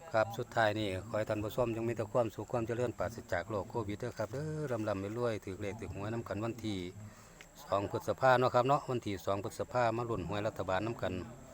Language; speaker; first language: Thai; native; Thai